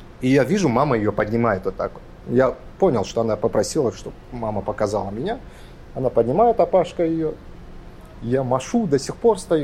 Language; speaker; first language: Russian; non-native, local second language; Kazakh